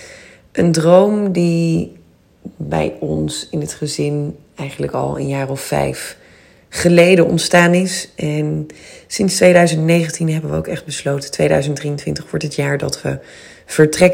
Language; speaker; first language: Dutch; native; Dutch